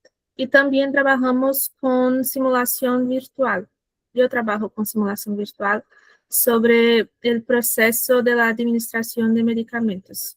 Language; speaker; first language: Spanish; non-native, fluent; Portuguese